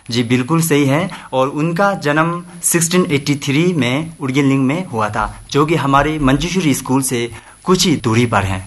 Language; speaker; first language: Hindi; non-native, local second language; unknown